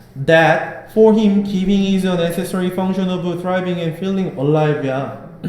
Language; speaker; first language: English; non-native, fluent; Korean